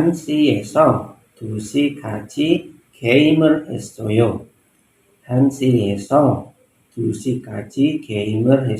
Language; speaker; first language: Korean; non-native, learner; Indonesian